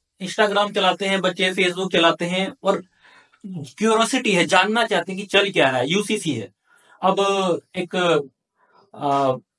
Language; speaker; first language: Hindi; native; Hindi